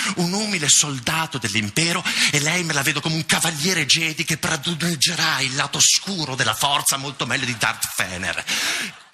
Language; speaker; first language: Italian; native; Italian